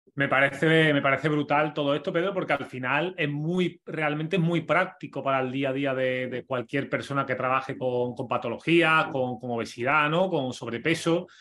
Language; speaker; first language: Spanish; native; Spanish